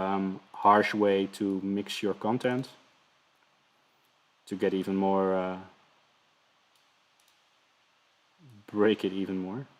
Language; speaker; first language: English; non-native, fluent; Dutch